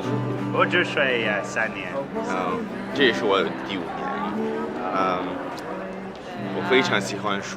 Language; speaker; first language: Chinese; non-native, learner; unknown